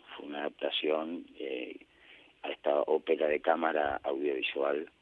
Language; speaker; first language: Spanish; native; Spanish